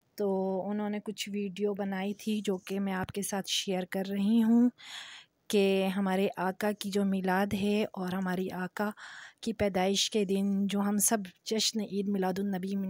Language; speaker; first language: Urdu; native; Urdu